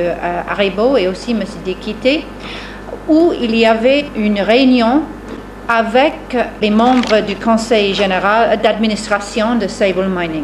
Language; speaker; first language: French; non-native, fluent; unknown